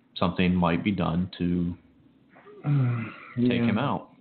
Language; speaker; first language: English; native; English